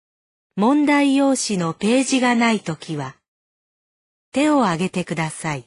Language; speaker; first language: Japanese; native; Japanese